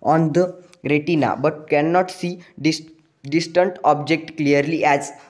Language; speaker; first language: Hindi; non-native, local second language; Marathi